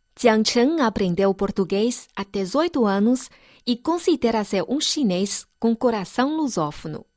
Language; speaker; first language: Portuguese; non-native, fluent; Chinese